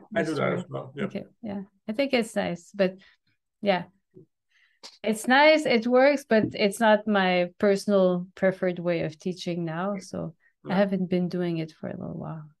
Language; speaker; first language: English; non-native, fluent; French